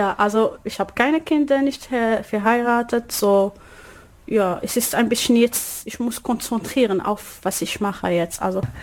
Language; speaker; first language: German; non-native, learner; Arabic